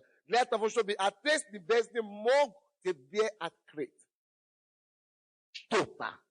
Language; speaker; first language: Russian; non-native, fluent; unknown